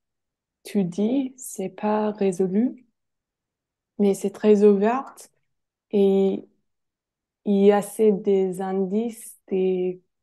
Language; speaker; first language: French; non-native, fluent; English